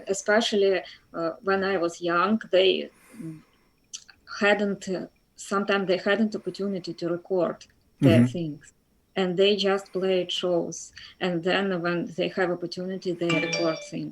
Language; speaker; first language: English; non-native, fluent; Russian